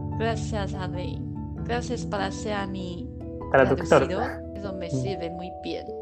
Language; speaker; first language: Spanish; non-native, learner; Chinese